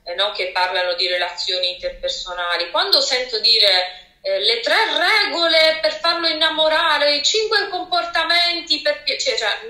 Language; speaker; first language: Italian; native; Italian